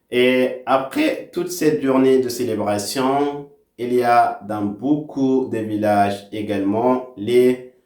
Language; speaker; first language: French; non-native, fluent; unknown